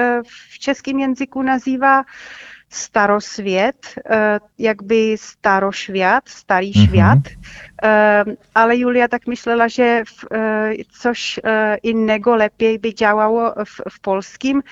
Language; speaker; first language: Polish; non-native, fluent; Czech